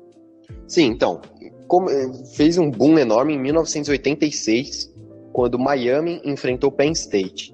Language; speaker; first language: Portuguese; native; Portuguese